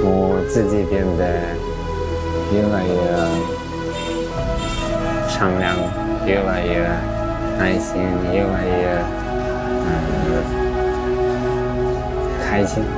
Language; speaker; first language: Chinese; early bilingual, heritage; English